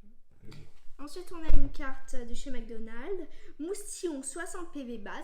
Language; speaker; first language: French; native; French